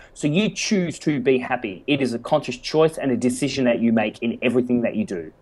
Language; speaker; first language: English; native; English